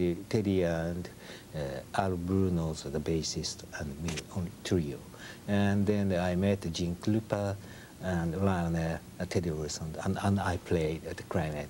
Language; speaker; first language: English; non-native, learner; Japanese